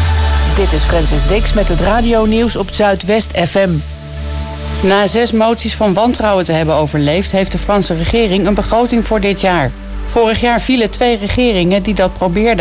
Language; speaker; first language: Dutch; native; Dutch